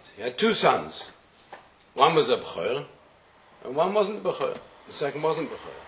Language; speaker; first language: English; native; English